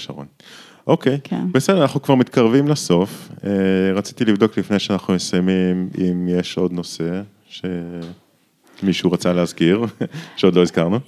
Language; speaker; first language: Hebrew; native; Hebrew